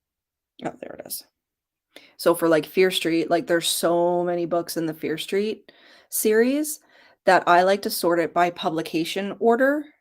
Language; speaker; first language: English; native; English